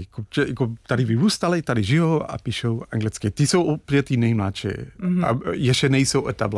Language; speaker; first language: Czech; non-native, fluent; English